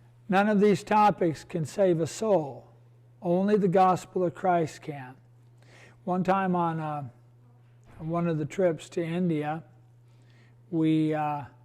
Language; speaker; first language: English; native; English